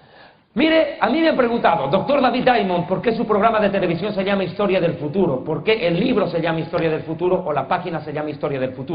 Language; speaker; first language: Spanish; native; Spanish